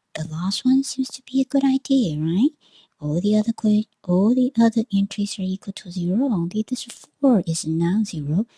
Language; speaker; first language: English; non-native, fluent; Chinese